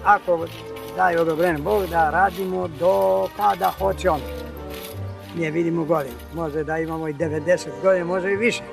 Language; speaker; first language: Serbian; non-native, learner; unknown